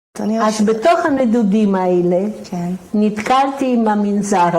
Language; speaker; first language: Hebrew; non-native, fluent; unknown